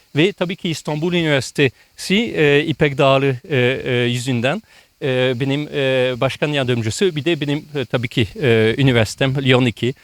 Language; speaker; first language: Turkish; non-native, fluent; French